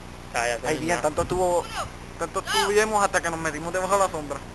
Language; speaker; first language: Spanish; native; Spanish